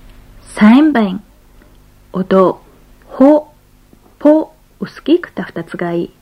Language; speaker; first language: Mongolian; non-native, fluent; Japanese